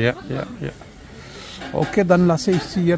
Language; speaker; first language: German; non-native, learner; Urdu